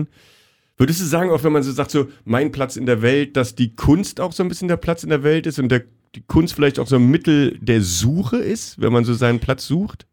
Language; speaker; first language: German; native; German